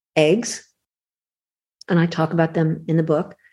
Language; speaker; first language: English; native; English